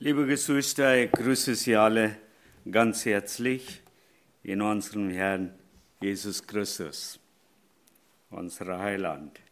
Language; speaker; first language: German; non-native, learner; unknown